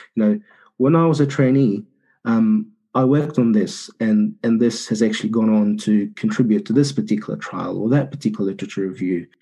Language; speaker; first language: English; early bilingual, other home language; Arabic